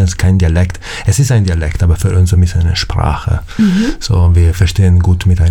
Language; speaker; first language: German; non-native, fluent; Italian